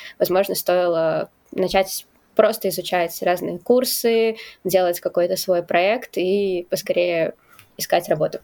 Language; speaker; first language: Russian; native; Russian